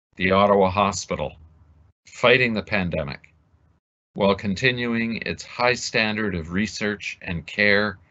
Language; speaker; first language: English; native; English